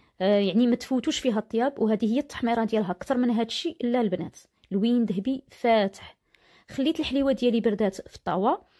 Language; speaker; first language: Arabic; native; Arabic